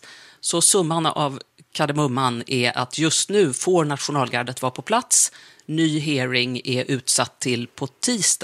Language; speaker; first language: Swedish; native; Swedish